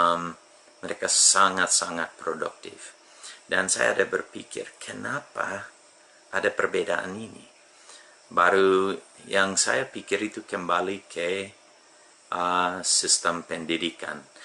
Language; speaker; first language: Indonesian; non-native, fluent; English